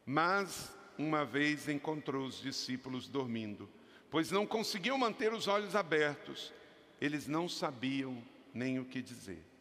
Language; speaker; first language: Portuguese; native; Portuguese